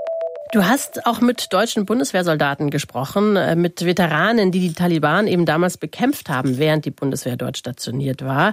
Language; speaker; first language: German; native; German